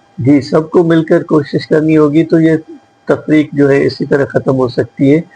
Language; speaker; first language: Urdu; non-native, local second language; Sindhi